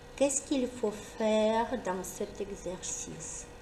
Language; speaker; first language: French; non-native, fluent; Ukrainian